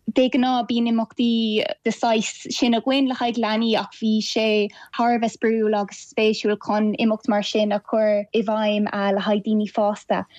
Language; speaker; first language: Irish; non-native, local second language; English